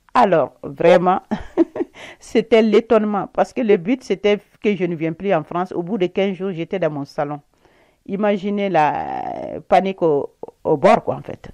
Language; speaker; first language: French; non-native, local second language; Bambara